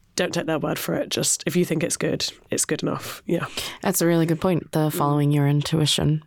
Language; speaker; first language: English; native; English